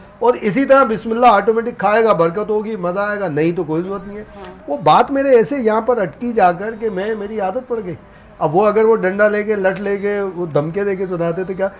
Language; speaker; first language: Urdu; non-native, local second language; Sindhi